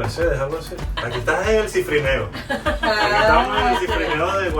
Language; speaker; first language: Spanish; native; Spanish